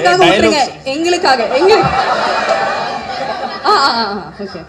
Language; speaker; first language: Tamil; native; Tamil